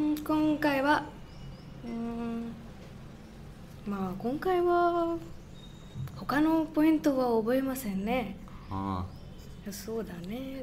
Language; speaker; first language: Japanese; non-native, learner; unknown